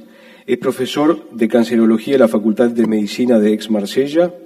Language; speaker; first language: Spanish; native; Spanish